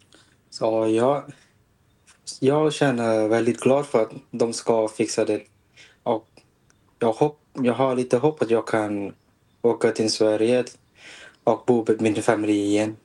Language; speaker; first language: Swedish; non-native, fluent; Thai